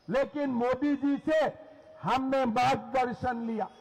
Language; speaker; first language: Hindi; non-native, local second language; Assamese